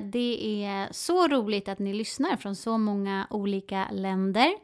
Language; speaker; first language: Swedish; non-native, fluent; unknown